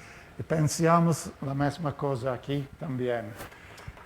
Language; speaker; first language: Spanish; non-native, fluent; Portuguese